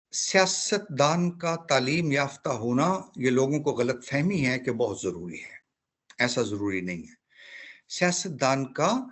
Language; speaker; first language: Urdu; native; Urdu